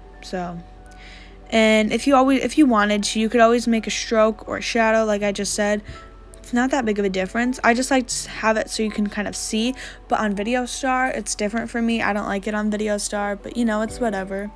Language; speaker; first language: English; native; English